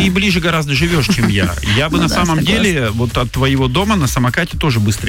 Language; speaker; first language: Russian; native; Russian